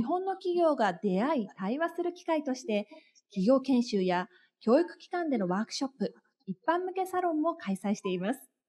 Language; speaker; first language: Japanese; native; Japanese